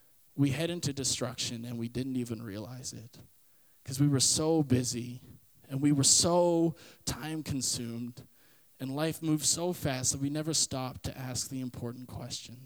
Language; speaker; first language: English; native; English